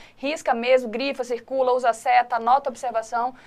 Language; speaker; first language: Portuguese; native; Portuguese